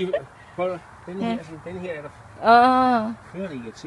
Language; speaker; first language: Danish; native; Danish